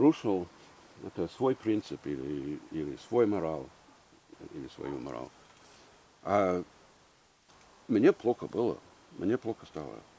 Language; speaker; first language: Russian; early bilingual, heritage; English